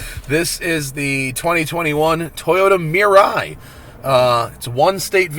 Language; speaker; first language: English; native; English